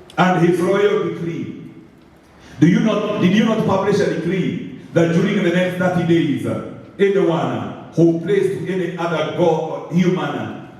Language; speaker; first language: English; non-native, local second language; Swahili